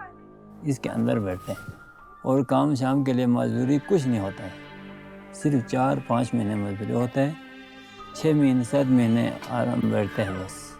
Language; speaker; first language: Hindi; non-native, local second language; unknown